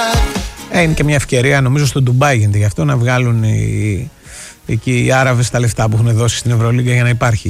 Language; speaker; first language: Greek; native; Greek